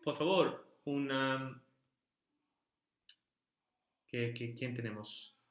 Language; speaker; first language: Spanish; non-native, fluent; English